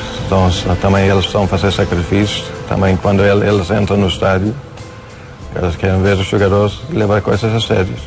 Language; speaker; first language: Portuguese; non-native, fluent; Swedish